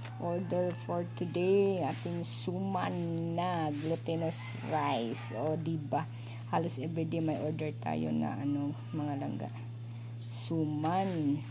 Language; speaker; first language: Filipino; non-native, local second language; Cebuano